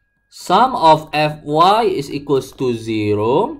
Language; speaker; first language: English; non-native, local second language; Malay